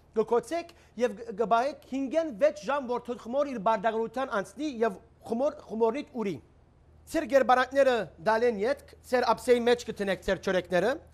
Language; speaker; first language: Armenian; early bilingual, heritage; Armenian